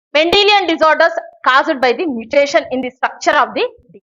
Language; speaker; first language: English; non-native, local second language; Telugu